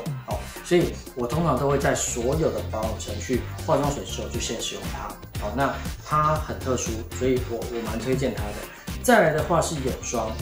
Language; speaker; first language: Chinese; native; Chinese